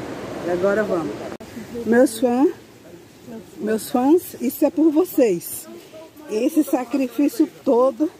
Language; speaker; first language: Portuguese; native; Portuguese